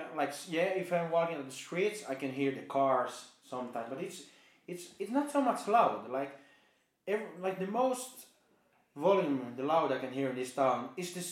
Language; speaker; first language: English; non-native, fluent; Finnish